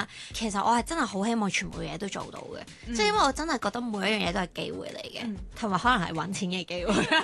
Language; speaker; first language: Cantonese; native; Cantonese